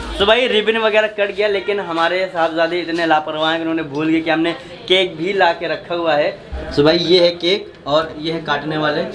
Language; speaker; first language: Hindi; native; Hindi